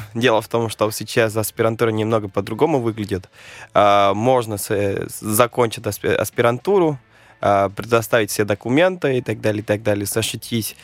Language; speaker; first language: Russian; non-native, fluent; Spanish